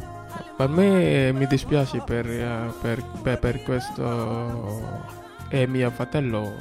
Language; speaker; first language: Italian; non-native, learner; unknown